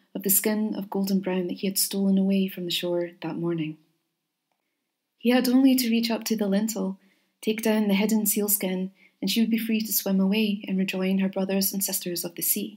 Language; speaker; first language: English; native; English